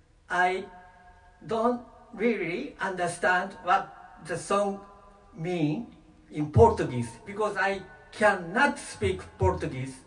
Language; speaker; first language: English; non-native, learner; Japanese